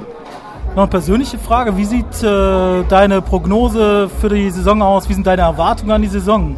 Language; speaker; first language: German; native; German